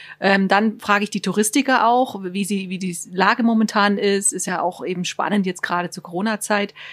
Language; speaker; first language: German; native; German